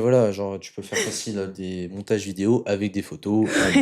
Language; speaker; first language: French; native; French